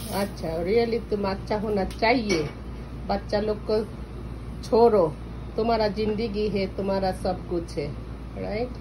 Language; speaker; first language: Hindi; non-native, learner; Bangla